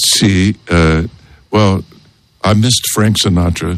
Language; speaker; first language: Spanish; non-native, learner; English